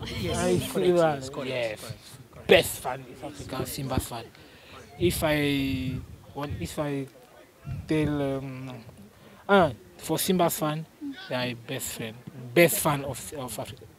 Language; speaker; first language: English; non-native, learner; French